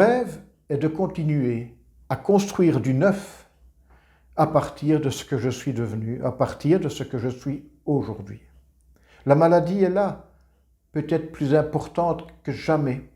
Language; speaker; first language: French; native; French